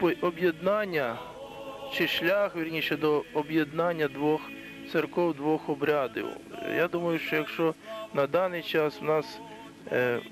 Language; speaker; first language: Ukrainian; native; Ukrainian